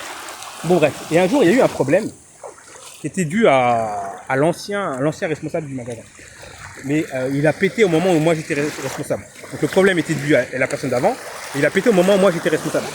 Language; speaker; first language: French; native; French